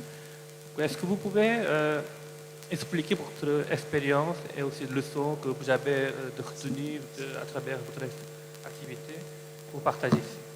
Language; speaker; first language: French; non-native, fluent; Korean